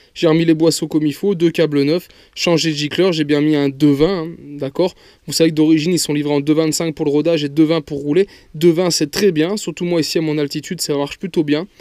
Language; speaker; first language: French; native; French